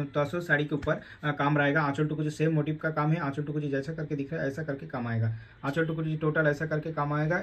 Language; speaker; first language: Hindi; non-native, local second language; Bangla